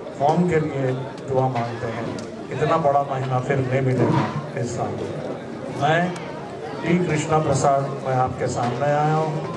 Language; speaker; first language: Urdu; non-native, local second language; Telugu